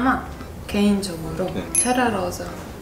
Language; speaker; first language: Korean; non-native, fluent; Italian